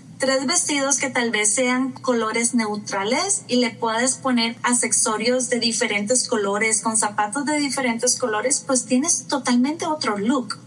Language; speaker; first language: Spanish; native; Spanish